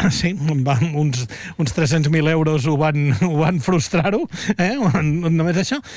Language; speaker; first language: Catalan; native; Catalan